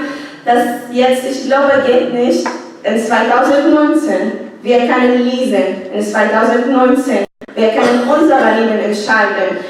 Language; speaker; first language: German; non-native, learner; Arabic